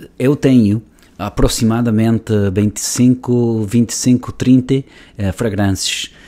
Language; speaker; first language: Portuguese; non-native, learner; Spanish